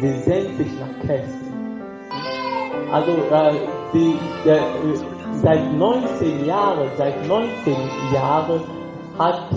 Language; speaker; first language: German; non-native, fluent; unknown